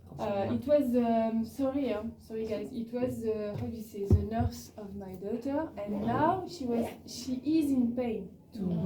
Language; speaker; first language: English; non-native, learner; French